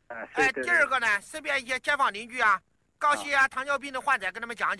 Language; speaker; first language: Chinese; native; Chinese